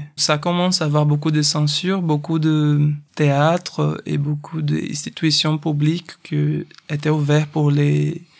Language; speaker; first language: French; non-native, fluent; Portuguese